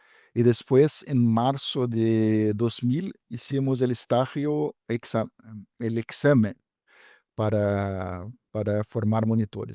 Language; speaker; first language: Spanish; non-native, fluent; Portuguese